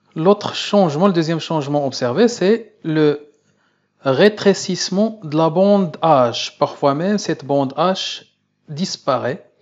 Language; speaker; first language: French; non-native, local second language; Arabic